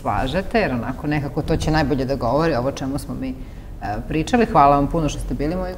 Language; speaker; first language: Serbian; native; Serbian